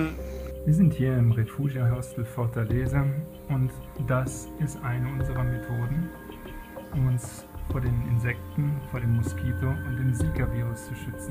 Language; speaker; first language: German; native; German